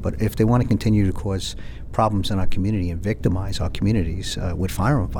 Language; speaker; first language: English; native; English